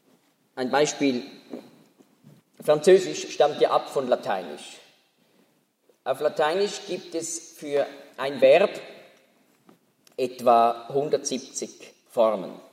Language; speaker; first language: German; native; German